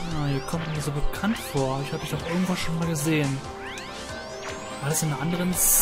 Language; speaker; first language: German; native; German